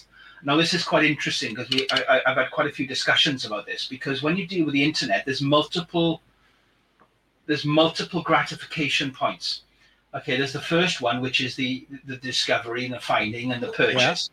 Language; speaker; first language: English; native; English